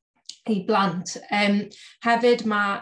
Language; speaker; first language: Welsh; native; Welsh